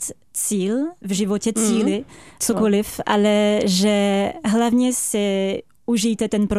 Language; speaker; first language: Czech; non-native, fluent; French